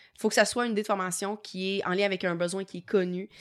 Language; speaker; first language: French; native; French